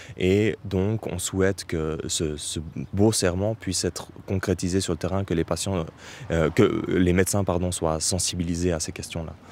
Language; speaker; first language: French; native; French